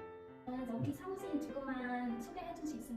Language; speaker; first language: Korean; non-native, fluent; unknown